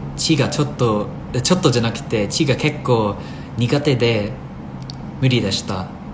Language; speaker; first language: Japanese; non-native, fluent; English